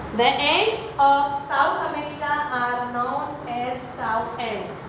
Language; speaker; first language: English; non-native, local second language; Gujarati